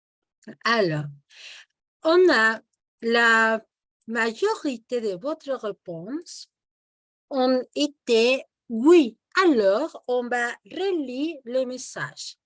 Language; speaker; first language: French; non-native, fluent; Spanish